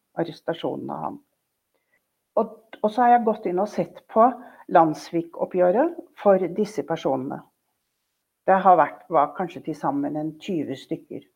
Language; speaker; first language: Norwegian; native; Norwegian